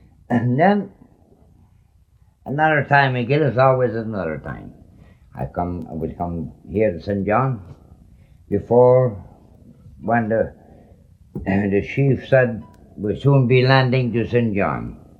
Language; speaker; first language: English; non-native, local second language; French